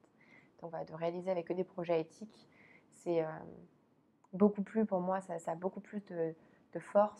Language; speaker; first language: French; native; French